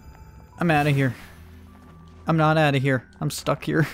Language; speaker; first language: English; native; English